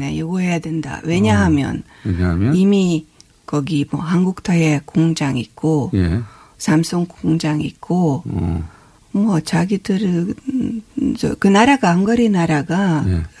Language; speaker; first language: Korean; non-native, fluent; Hungarian